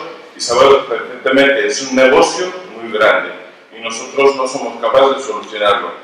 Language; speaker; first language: Spanish; non-native, learner; Turkish